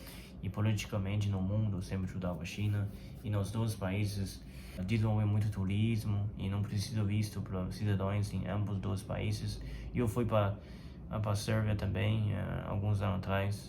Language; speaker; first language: Portuguese; non-native, fluent; Chinese